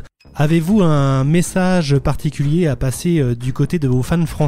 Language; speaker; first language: French; native; French